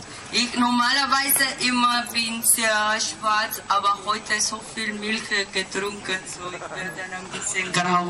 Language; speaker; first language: German; non-native, learner; Spanish